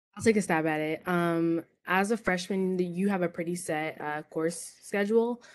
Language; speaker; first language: English; native; English